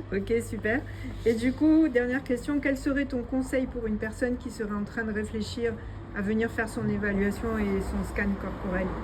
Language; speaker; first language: French; native; French